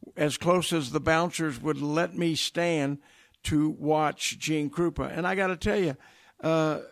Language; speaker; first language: English; native; English